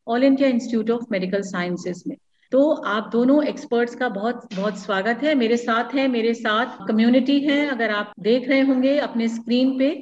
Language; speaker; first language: Hindi; native; Hindi